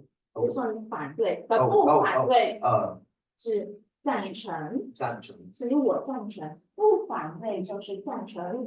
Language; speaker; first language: Chinese; non-native, fluent; English